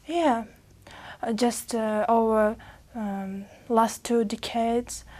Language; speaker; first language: English; non-native, learner; Uzbek